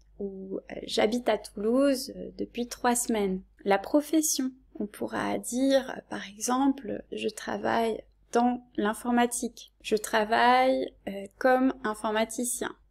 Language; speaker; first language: French; native; French